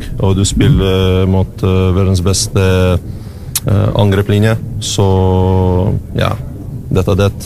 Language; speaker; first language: Norwegian; non-native, fluent; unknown